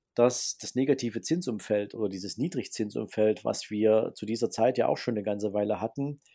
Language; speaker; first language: German; native; German